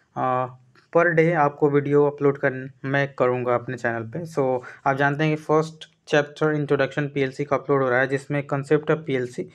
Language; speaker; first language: Hindi; native; Hindi